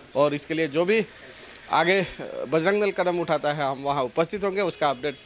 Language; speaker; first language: Hindi; non-native, local second language; Assamese